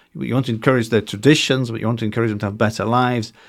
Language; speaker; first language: English; native; English